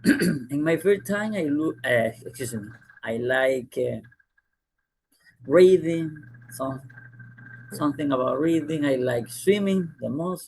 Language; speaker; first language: English; non-native, fluent; Spanish